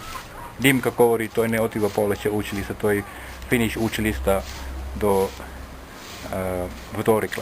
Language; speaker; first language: Bulgarian; non-native, learner; Finnish